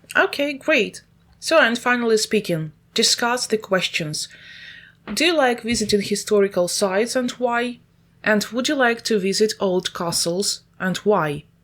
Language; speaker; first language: English; non-native, fluent; Ukrainian